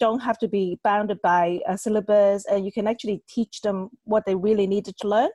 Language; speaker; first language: English; non-native, local second language; Cantonese